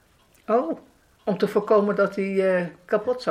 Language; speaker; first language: Dutch; native; Dutch